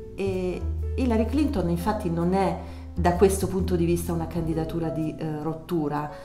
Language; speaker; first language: Italian; native; Italian